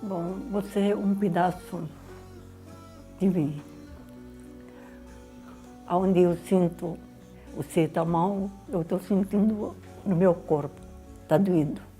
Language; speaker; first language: Portuguese; non-native, learner; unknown